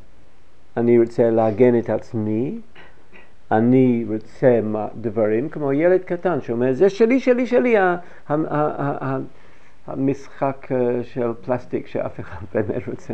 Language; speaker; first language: Hebrew; non-native, fluent; English